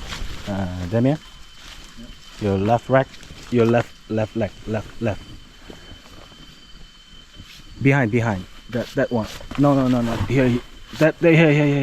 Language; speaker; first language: English; non-native, learner; Korean